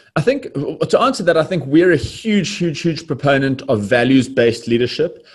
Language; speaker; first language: English; native; English